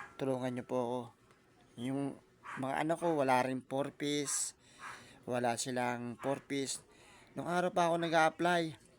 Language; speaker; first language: Filipino; native; Filipino